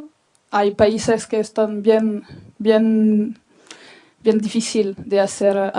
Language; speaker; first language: Spanish; non-native, fluent; French